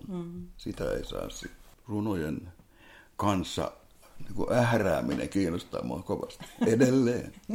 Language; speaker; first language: Finnish; non-native, local second language; Swedish